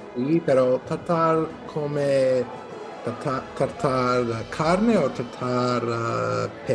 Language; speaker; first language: Italian; non-native, learner; English